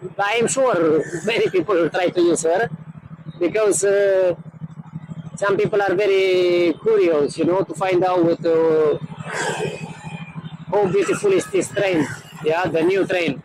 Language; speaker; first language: English; non-native, learner; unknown